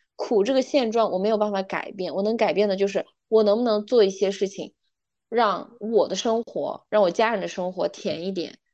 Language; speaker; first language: Chinese; non-native, local second language; Uyghur